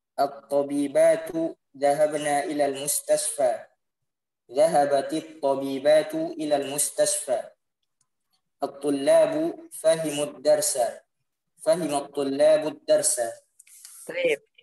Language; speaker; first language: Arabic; non-native, learner; Indonesian